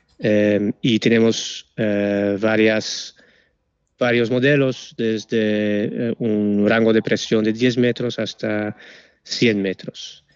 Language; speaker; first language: Spanish; non-native, fluent; Dutch